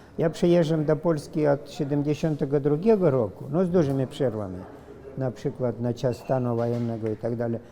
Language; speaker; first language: Polish; non-native, fluent; Russian